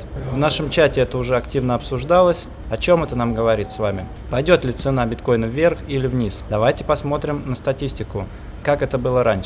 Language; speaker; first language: Russian; native; Russian